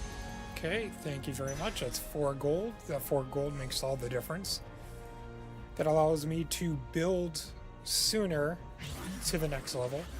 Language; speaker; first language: English; native; English